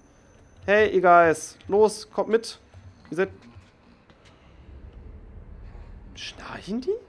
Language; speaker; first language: German; native; German